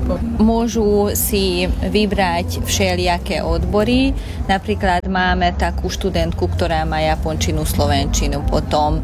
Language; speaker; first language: Slovak; non-native, local second language; Hungarian